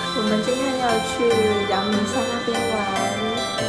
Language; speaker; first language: Chinese; non-native, learner; Indonesian